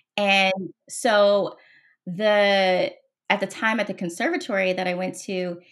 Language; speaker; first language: English; native; English